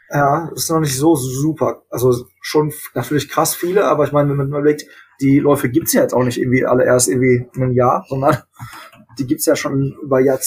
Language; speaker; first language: German; native; German